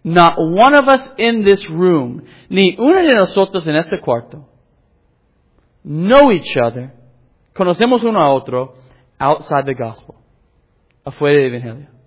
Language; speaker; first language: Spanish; non-native, learner; English